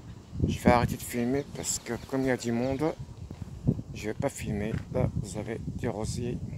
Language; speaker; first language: French; non-native, fluent; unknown